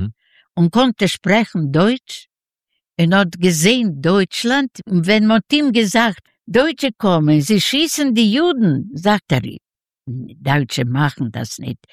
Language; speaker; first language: German; non-native, learner; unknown